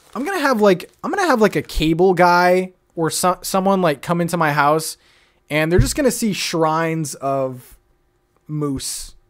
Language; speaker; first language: English; native; English